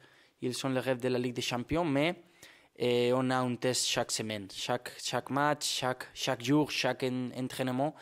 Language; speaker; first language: French; non-native, fluent; Spanish